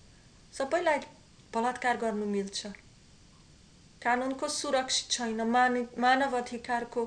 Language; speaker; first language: Nepali; non-native, learner; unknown